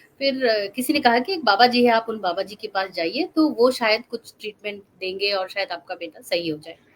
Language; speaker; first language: Hindi; non-native, local second language; Assamese